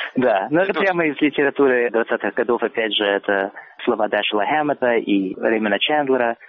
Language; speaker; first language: Russian; native; Russian